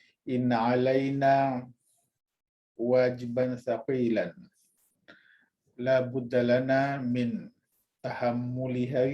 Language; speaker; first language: Arabic; non-native, fluent; Indonesian